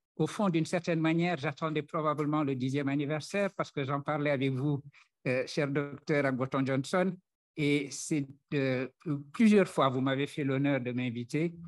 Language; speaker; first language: French; non-native, local second language; Wolof